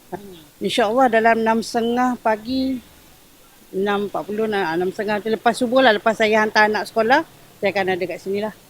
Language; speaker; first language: Malay; native; Malay